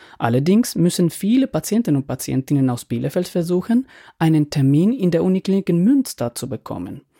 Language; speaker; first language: German; non-native, fluent; Spanish